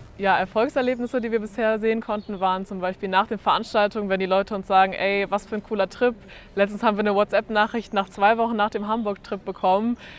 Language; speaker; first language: German; native; German